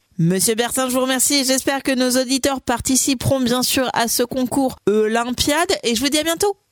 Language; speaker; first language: French; native; French